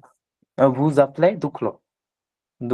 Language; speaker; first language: French; non-native, learner; Bangla